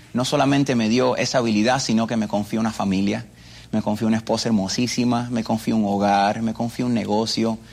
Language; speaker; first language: Spanish; early bilingual, other home language; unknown